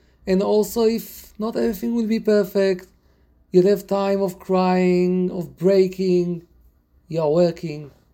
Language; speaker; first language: English; non-native, fluent; Hebrew